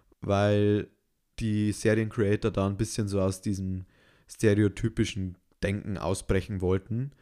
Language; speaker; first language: German; native; German